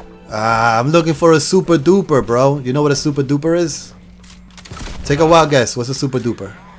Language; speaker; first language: English; early bilingual, other home language; Spanish